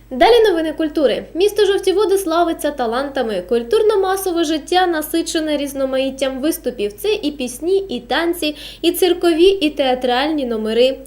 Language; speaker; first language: Ukrainian; native; Ukrainian